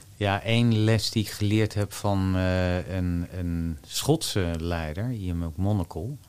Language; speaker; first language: Dutch; native; Dutch